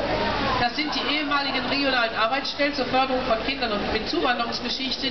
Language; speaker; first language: German; native; German